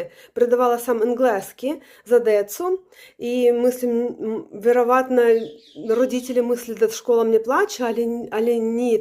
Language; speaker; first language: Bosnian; non-native, learner; Russian